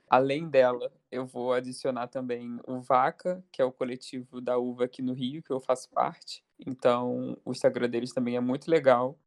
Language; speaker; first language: Portuguese; native; Portuguese